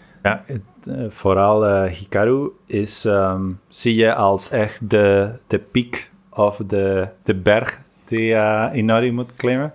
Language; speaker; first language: Dutch; non-native, fluent; Spanish